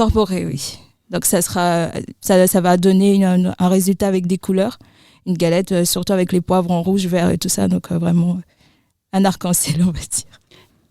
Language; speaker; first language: French; native; French